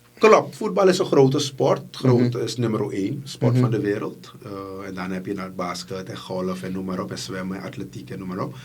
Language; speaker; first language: Dutch; native; Dutch